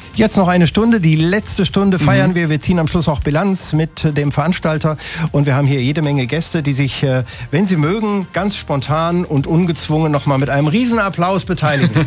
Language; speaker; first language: German; native; German